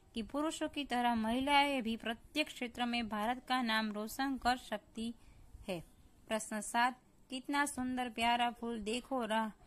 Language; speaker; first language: Hindi; non-native, local second language; Gujarati